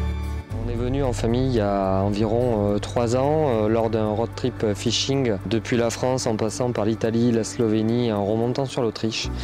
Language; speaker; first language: French; native; French